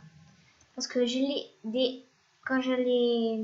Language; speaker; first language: French; non-native, fluent; Spanish